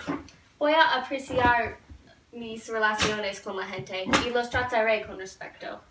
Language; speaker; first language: Spanish; non-native, learner; English